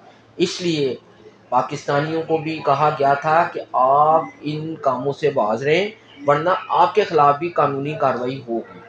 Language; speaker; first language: Urdu; non-native, local second language; Punjabi